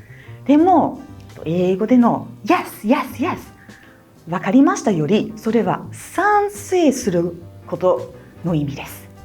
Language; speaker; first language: Japanese; non-native, fluent; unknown